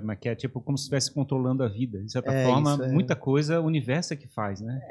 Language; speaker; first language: Portuguese; native; Portuguese